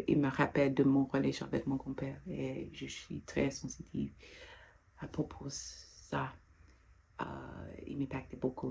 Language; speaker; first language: French; non-native, learner; English